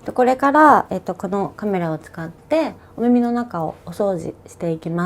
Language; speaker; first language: Japanese; native; Japanese